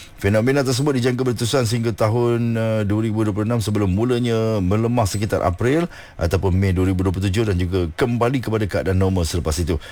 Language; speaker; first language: Malay; native; Malay